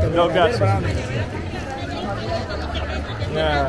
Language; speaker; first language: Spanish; non-native, learner; English